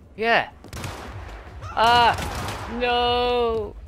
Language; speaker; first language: English; native; English